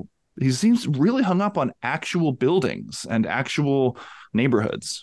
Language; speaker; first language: English; native; English